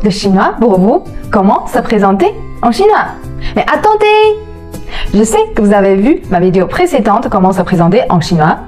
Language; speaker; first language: French; non-native, fluent; Chinese